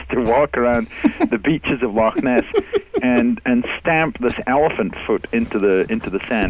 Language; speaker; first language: English; native; English